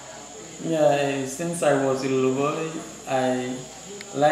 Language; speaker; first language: English; non-native, learner; Haitian Creole